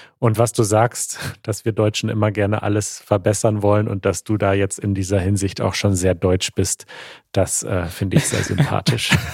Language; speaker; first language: German; native; German